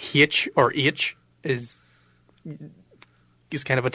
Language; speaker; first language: English; native; English